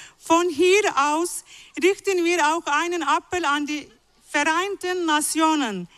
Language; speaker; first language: German; non-native, fluent; Arabic